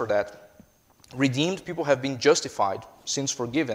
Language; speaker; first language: English; non-native, fluent; Portuguese